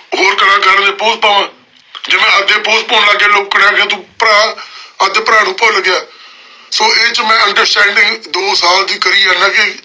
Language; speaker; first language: Punjabi; early bilingual, heritage; Punjabi